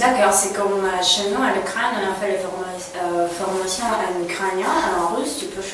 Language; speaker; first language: French; non-native, learner; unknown